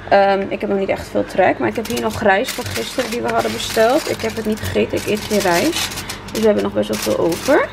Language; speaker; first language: Dutch; native; Dutch